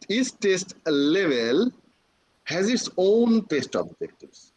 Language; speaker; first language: English; non-native, local second language; Bangla